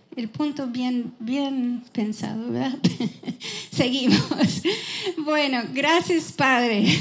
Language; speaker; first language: Spanish; non-native, fluent; English